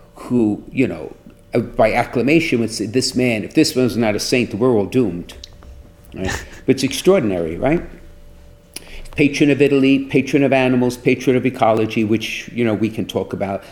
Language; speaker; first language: English; native; English